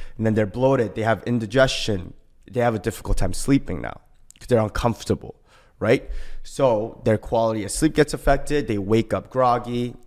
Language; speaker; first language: English; early bilingual, other home language; Korean